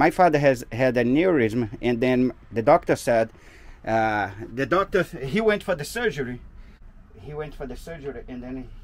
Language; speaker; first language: English; non-native, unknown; Portuguese